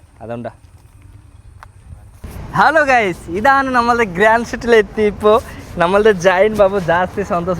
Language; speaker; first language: Malayalam; non-native, learner; Bangla